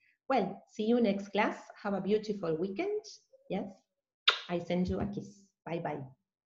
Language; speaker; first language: English; non-native, fluent; Spanish